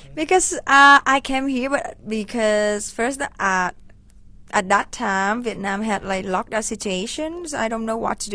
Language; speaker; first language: English; non-native, fluent; Vietnamese